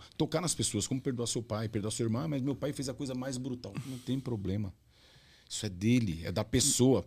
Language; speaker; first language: Portuguese; native; Portuguese